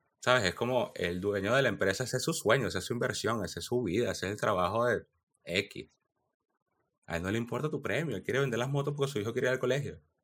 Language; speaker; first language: Spanish; native; Spanish